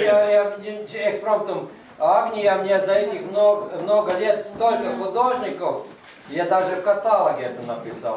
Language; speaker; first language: Russian; non-native, local second language; Latvian